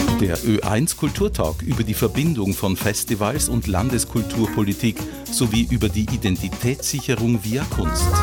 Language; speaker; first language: German; native; German